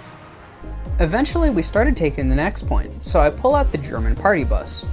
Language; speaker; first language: English; native; English